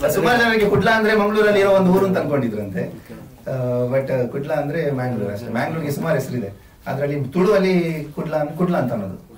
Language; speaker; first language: Kannada; non-native, local second language; Tulu